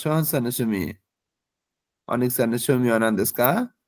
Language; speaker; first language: Japanese; non-native, fluent; Bangla